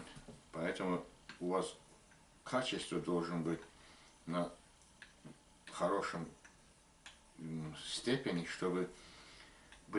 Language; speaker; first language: Russian; non-native, learner; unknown